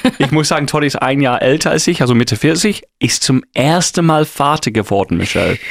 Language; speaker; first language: German; non-native, fluent; English